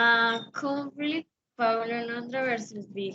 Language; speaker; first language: English; non-native, learner; Spanish